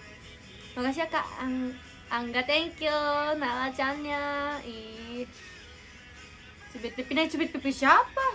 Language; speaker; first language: Indonesian; native; Indonesian